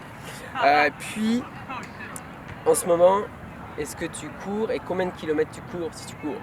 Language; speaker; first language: French; native; French